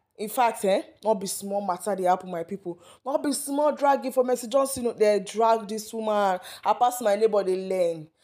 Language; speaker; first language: Nigerian Pidgin; native; Nigerian Pidgin